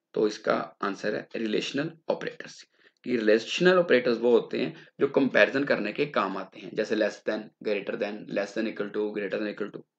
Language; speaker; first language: Hindi; non-native, local second language; Punjabi